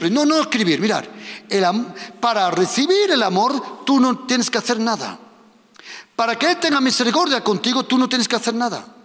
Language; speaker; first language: Spanish; non-native, fluent; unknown